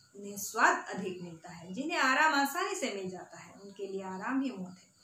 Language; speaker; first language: Hindi; non-native, local second language; Assamese